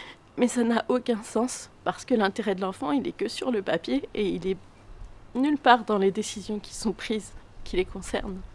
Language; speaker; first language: French; native; French